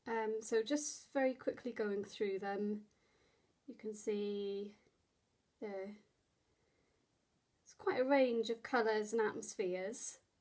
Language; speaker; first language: English; native; English